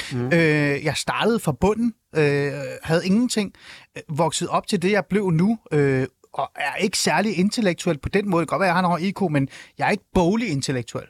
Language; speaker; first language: Danish; early bilingual, other home language; Persian